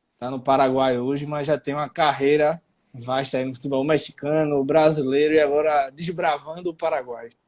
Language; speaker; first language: Portuguese; native; Portuguese